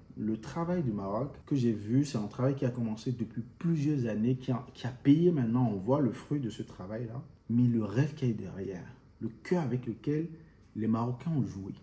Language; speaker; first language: French; non-native, local second language; Fon